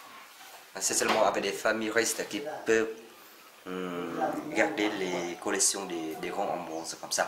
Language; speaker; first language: French; non-native, learner; Vietnamese